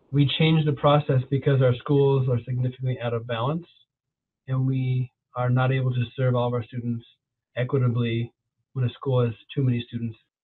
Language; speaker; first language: English; native; English